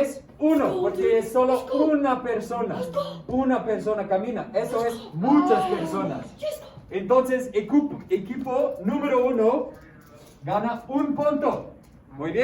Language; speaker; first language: Spanish; non-native, fluent; English